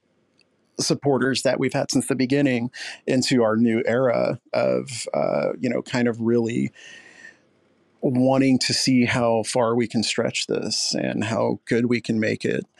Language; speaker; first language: English; native; English